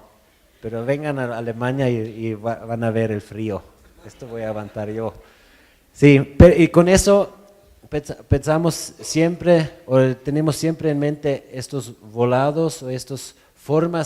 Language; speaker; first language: Spanish; non-native, fluent; German